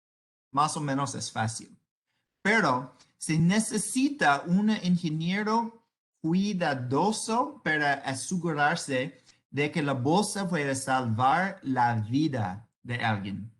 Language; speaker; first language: Spanish; non-native, learner; English